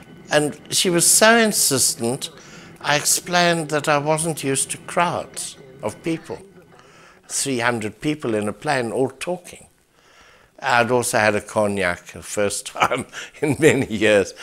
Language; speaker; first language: English; native; English